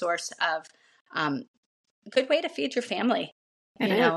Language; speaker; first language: English; native; English